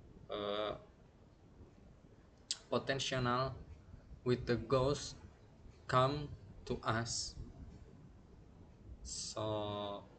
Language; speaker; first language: English; non-native, learner; Indonesian